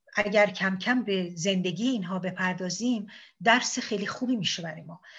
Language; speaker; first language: Persian; native; Persian